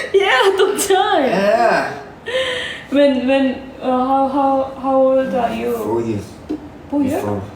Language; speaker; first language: English; non-native, learner; Korean